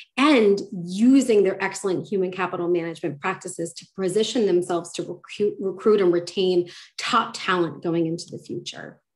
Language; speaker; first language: English; native; English